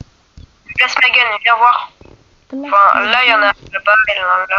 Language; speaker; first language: French; native; French